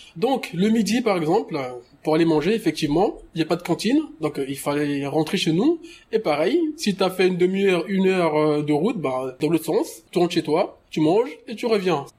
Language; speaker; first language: French; early bilingual, other home language; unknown